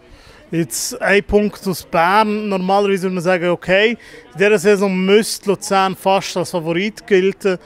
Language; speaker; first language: German; native; German